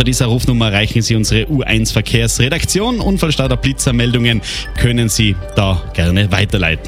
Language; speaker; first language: German; native; German